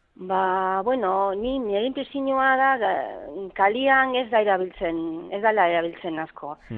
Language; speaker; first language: Basque; non-native, local second language; Spanish